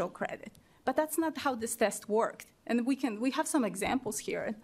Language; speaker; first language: English; non-native, fluent; Polish